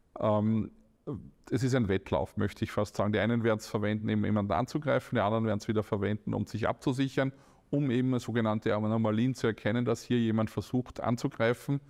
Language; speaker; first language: German; native; German